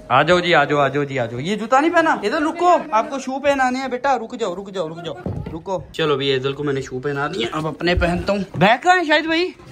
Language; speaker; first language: Urdu; non-native, local second language; Punjabi